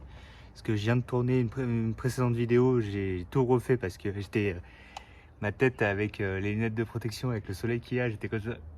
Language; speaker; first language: French; native; French